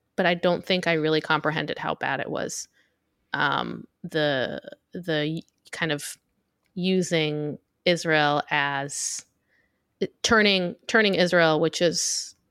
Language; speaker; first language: English; early bilingual, other home language; Hebrew